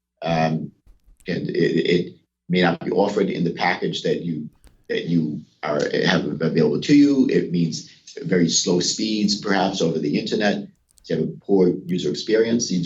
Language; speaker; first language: English; native; English